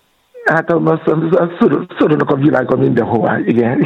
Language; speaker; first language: Hungarian; non-native, fluent; Yoruba